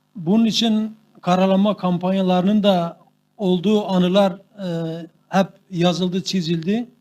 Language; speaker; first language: Turkish; non-native, local second language; Kurdish